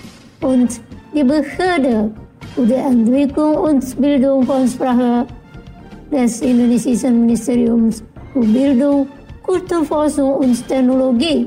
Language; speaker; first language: German; non-native, fluent; Indonesian